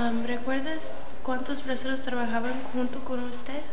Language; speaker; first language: Spanish; early bilingual, other home language; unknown